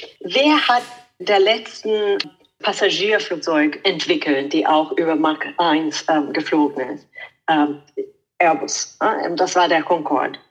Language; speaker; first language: German; non-native, fluent; Italian